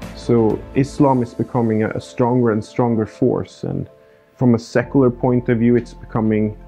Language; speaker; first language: English; non-native, fluent; Swedish